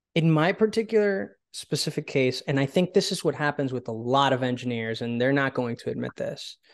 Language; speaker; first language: English; early bilingual, other home language; Spanish